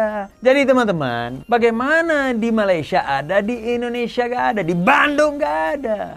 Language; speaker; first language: Indonesian; non-native, learner; English